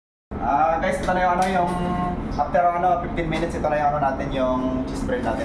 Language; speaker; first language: Filipino; native; Filipino